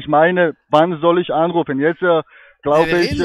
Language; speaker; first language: German; non-native, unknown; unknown